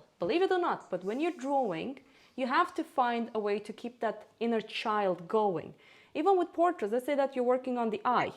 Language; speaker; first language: English; non-native, fluent; Romanian